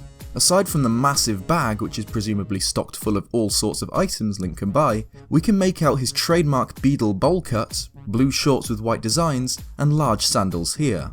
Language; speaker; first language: English; native; English